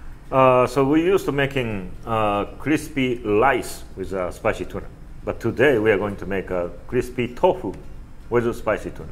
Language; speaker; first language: English; non-native, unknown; Japanese